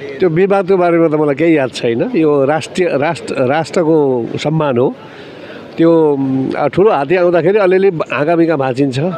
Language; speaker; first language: Nepali; native; Nepali